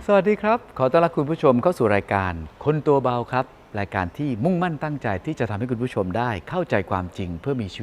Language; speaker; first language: Thai; native; Thai